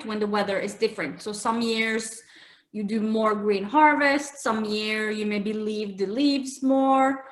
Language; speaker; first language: English; non-native, fluent; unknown